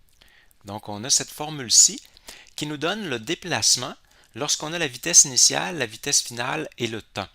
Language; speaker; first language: French; native; French